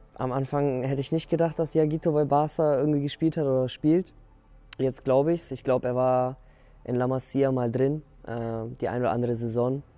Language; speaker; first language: German; native; German